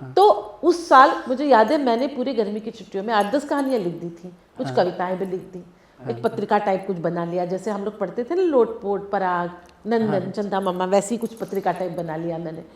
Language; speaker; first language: Hindi; non-native, local second language; Tamil